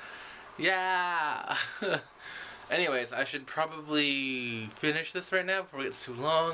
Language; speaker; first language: English; native; English